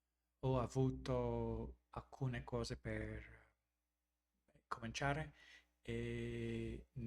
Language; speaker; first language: Italian; non-native, learner; English